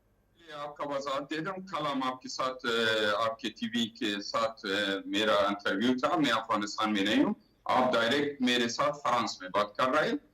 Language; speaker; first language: Hindi; non-native, learner; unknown